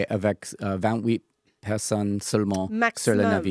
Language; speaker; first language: French; non-native, learner; English